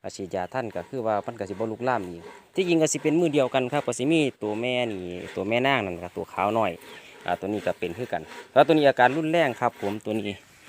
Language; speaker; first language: Thai; native; Thai